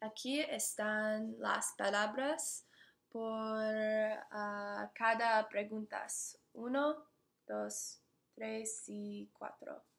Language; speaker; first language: Spanish; non-native, learner; English